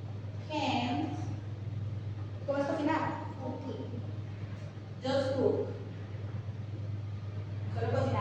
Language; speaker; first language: Spanish; non-native, fluent; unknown